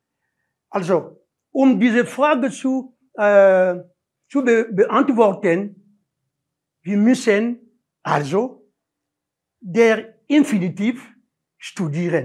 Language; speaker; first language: German; non-native, learner; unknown